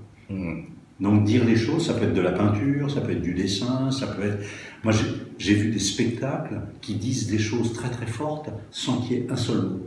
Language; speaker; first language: French; native; French